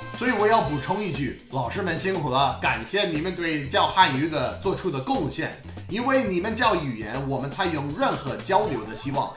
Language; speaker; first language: Chinese; non-native, fluent; English